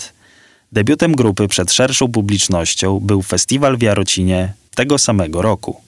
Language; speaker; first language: Polish; native; Polish